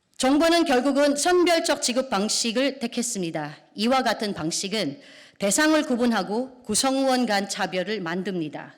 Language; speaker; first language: Korean; non-native, fluent; Filipino